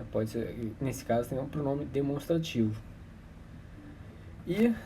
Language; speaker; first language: Portuguese; native; Portuguese